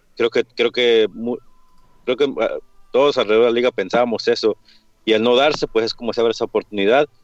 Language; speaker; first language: Spanish; early bilingual, heritage; Spanish